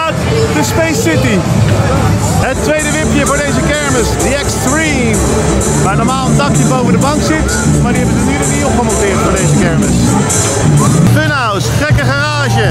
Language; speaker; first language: Dutch; native; Dutch